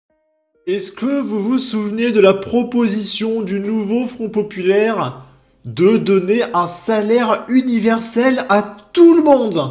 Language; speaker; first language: French; native; French